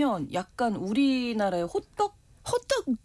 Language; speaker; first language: Korean; native; Korean